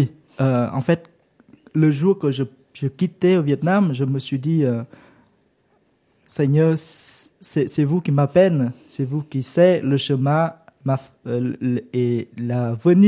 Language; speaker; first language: French; non-native, learner; Vietnamese